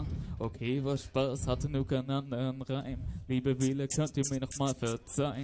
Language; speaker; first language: German; native; German